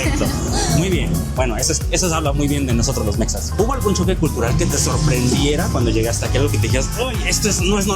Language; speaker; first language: Spanish; native; Spanish